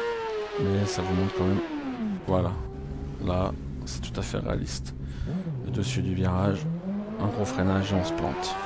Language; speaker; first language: French; native; French